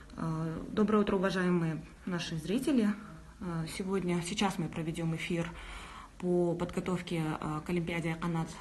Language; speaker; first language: Russian; non-native, local second language; Kazakh